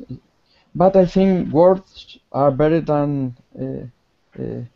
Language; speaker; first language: English; non-native, learner; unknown